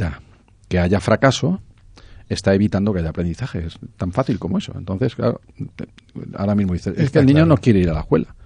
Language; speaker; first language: Spanish; native; Spanish